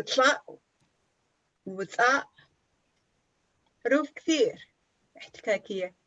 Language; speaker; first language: Arabic; non-native, fluent; English